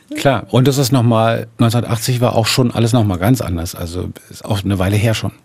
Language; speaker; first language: German; native; German